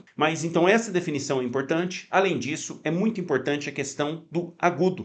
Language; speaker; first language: Portuguese; native; Portuguese